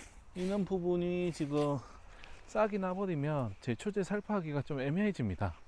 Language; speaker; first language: Korean; native; Korean